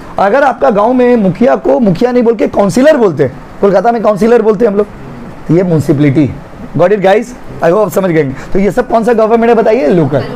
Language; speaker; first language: Hindi; native; Hindi